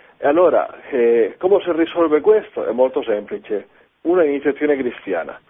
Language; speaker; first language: Italian; non-native, fluent; Spanish